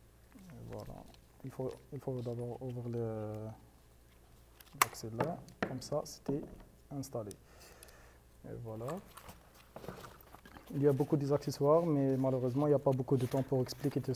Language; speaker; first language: French; non-native, fluent; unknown